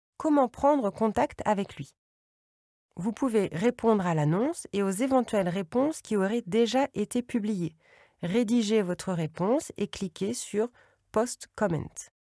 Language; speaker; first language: French; native; French